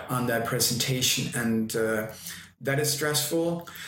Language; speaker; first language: English; non-native, fluent; German